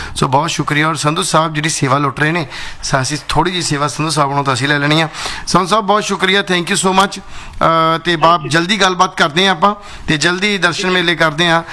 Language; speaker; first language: Punjabi; native; Punjabi